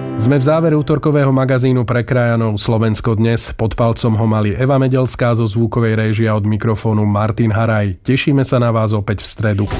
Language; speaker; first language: Slovak; native; Slovak